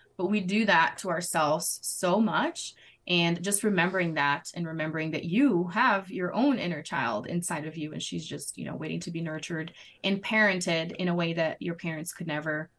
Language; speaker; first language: English; non-native, fluent; Portuguese